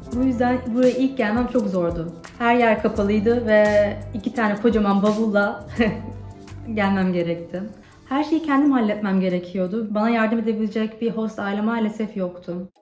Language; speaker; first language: Turkish; native; Turkish